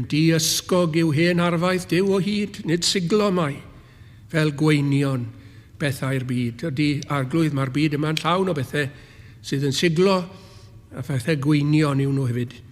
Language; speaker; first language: Welsh; native; Welsh